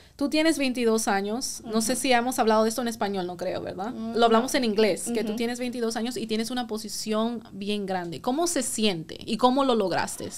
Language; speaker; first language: Spanish; early bilingual, heritage; Spanish